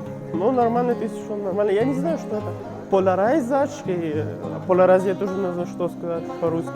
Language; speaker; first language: Russian; non-native, learner; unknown